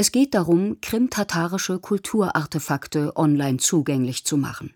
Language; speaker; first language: German; native; German